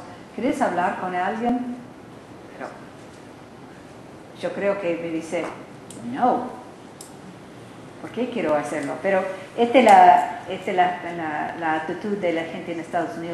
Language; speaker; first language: Spanish; non-native, learner; English